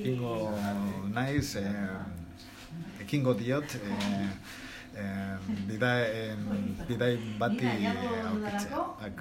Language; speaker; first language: Basque; non-native, learner; Spanish